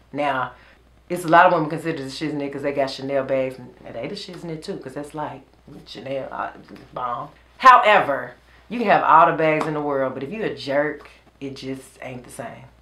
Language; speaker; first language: English; native; English